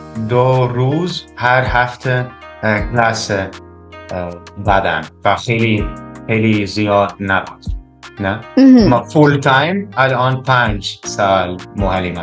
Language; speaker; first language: Persian; non-native, learner; Dutch